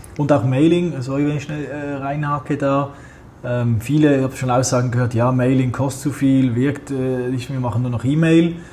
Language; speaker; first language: German; native; German